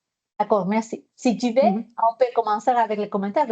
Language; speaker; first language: French; non-native, fluent; Spanish